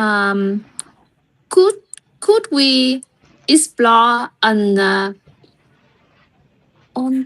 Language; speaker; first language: English; non-native, learner; Vietnamese